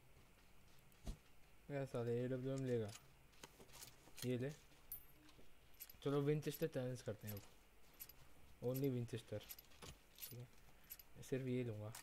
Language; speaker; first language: Hindi; native; Hindi